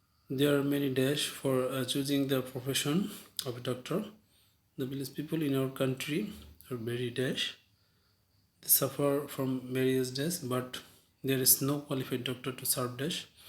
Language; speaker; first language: English; non-native, local second language; Bangla